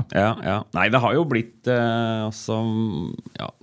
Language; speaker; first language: Norwegian; native; Norwegian